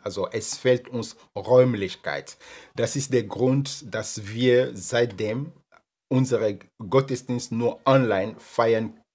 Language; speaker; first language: German; non-native, fluent; Lingala